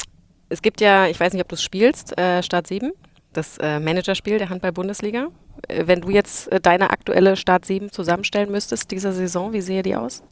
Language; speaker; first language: German; native; German